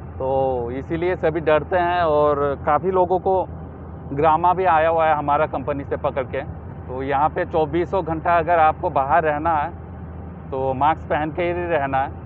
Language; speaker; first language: Hindi; non-native, local second language; Kok Borok